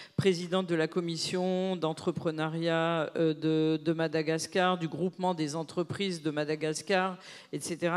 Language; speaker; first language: French; native; French